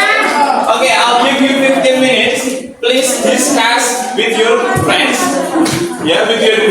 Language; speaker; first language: English; non-native, fluent; Indonesian